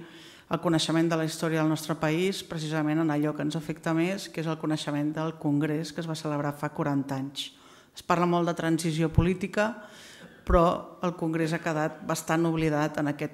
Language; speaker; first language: Catalan; native; Catalan